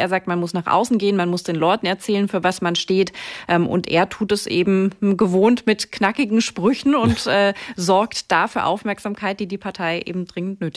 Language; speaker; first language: German; native; German